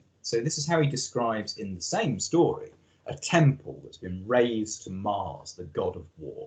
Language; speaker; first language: English; native; English